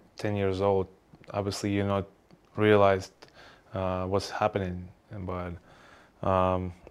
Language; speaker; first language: English; non-native, learner; Russian